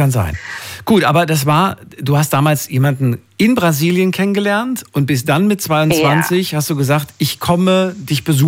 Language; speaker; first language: German; native; German